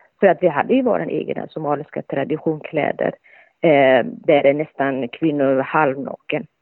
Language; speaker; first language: Swedish; non-native, fluent; Somali